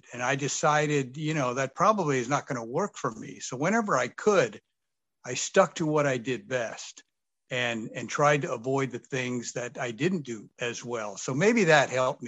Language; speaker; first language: English; native; English